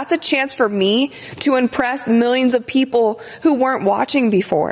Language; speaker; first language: English; native; English